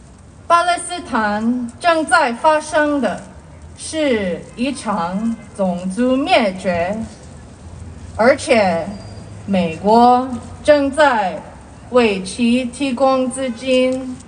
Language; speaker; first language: Chinese; non-native, learner; Korean